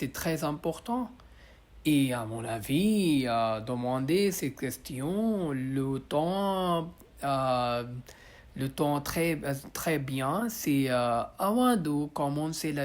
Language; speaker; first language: French; non-native, learner; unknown